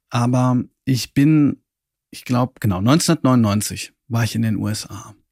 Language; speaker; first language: German; native; German